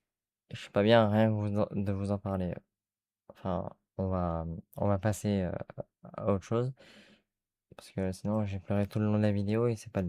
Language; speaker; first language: French; native; French